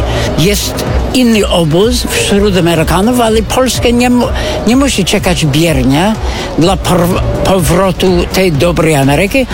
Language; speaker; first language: Polish; non-native, fluent; English